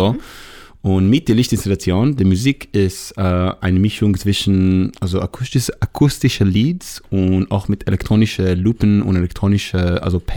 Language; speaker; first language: German; non-native, learner; Hebrew